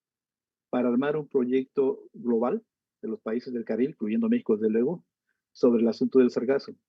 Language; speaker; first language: Spanish; native; Spanish